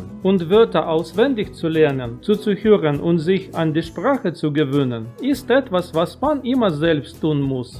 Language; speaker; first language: German; non-native, fluent; Russian